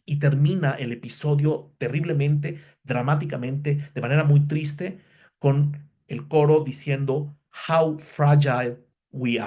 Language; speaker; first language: Spanish; native; Spanish